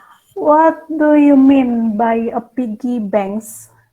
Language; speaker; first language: English; non-native, fluent; Indonesian